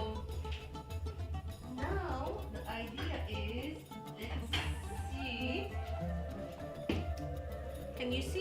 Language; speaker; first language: English; non-native, learner; Arabic